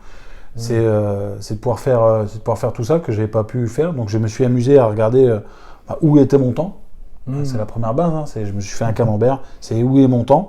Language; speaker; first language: French; native; French